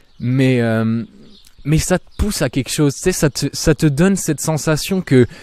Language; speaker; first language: French; native; French